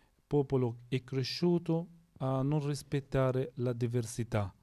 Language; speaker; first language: Italian; non-native, fluent; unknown